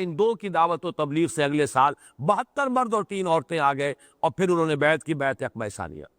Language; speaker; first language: Urdu; native; Urdu